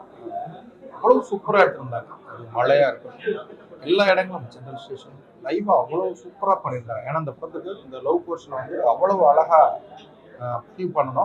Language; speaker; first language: Tamil; native; Tamil